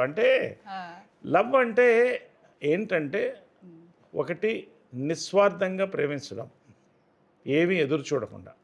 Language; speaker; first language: Telugu; native; Telugu